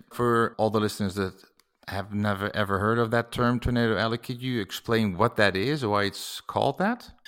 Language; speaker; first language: English; non-native, fluent; Dutch